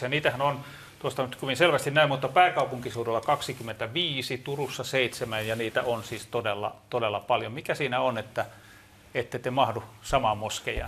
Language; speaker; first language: Finnish; native; Finnish